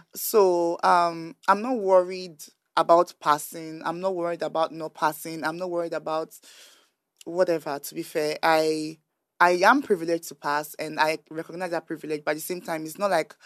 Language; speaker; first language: English; non-native, local second language; Yoruba